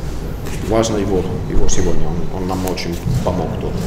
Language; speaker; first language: Russian; non-native, fluent; Finnish